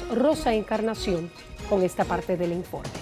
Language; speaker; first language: Spanish; native; Spanish